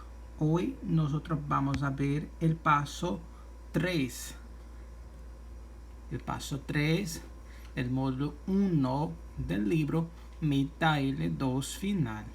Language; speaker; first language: Spanish; non-native, fluent; Portuguese